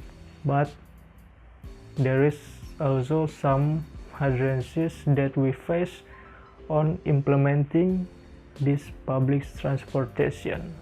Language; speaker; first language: English; non-native, learner; Indonesian